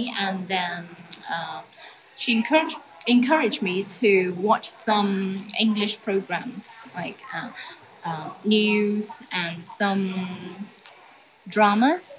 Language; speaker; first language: English; non-native, local second language; Cantonese